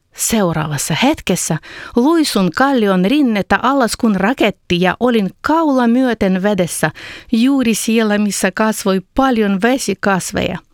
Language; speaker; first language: Finnish; non-native, fluent; Ukrainian